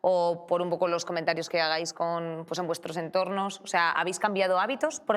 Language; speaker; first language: Spanish; native; Spanish